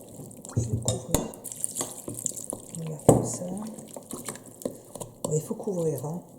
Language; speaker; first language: French; native; French